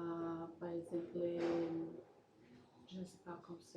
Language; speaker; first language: French; non-native, learner; Portuguese